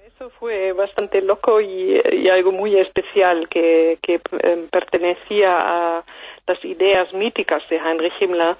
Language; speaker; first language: Spanish; non-native, fluent; German